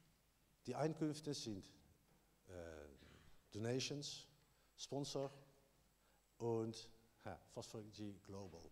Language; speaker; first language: German; non-native, learner; Dutch